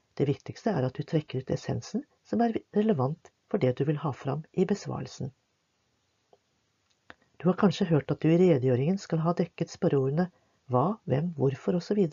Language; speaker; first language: Norwegian; native; Norwegian